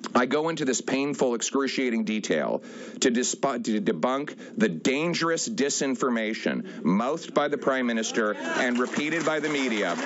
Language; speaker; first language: English; native; English